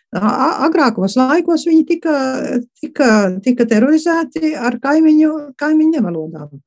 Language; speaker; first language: Latvian; early bilingual, heritage; Latvian